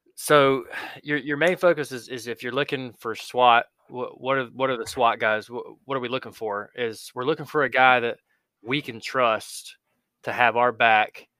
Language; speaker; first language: English; native; English